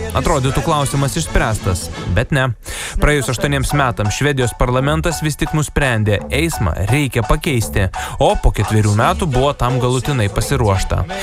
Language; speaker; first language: Lithuanian; native; Lithuanian